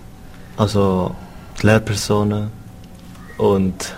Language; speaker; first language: German; non-native, learner; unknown